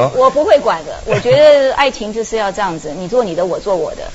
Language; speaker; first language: Chinese; early bilingual, heritage; Chinese